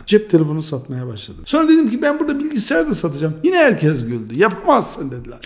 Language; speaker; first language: Turkish; early bilingual, heritage; Turkish